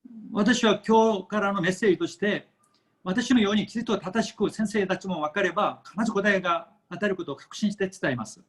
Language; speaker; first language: Japanese; non-native, fluent; Korean